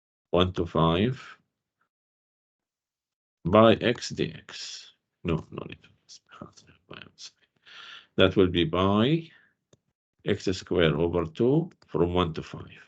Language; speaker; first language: English; non-native, fluent; Arabic